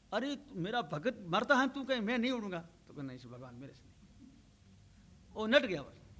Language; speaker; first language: Hindi; non-native, local second language; Rajasthani